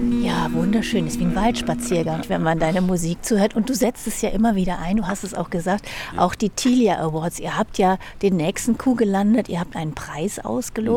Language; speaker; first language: German; native; German